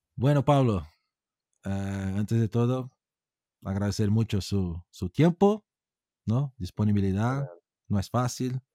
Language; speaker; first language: Spanish; non-native, fluent; Portuguese